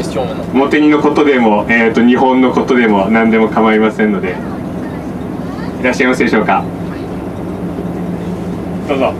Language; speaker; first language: Japanese; native; Japanese